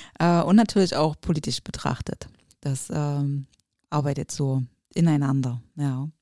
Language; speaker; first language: German; native; German